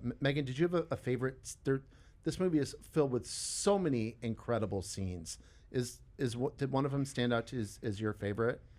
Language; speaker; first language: English; native; English